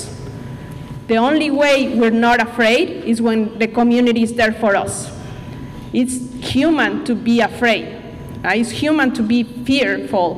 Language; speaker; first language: English; non-native, fluent; Spanish